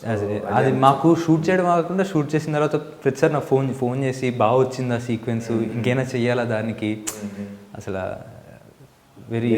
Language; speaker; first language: Telugu; native; Telugu